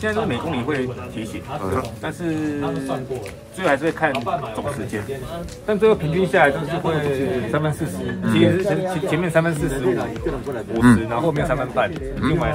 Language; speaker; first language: Chinese; native; Chinese